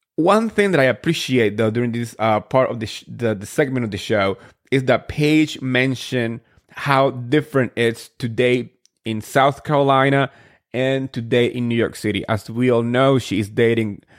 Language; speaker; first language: English; non-native, fluent; Spanish